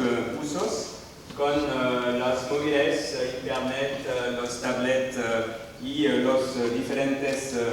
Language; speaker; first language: Spanish; non-native, learner; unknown